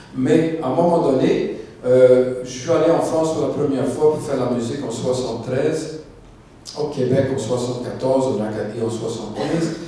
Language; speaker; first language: French; non-native, local second language; English